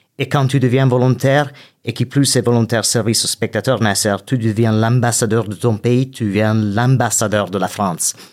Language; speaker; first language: French; non-native, fluent; English